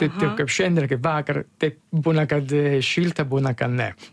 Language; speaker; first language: Lithuanian; non-native, learner; Italian